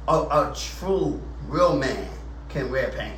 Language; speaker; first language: English; native; English